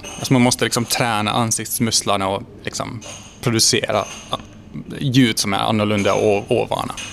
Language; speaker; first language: Swedish; non-native, fluent; Hungarian